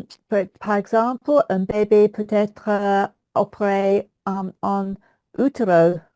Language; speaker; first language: French; non-native, learner; English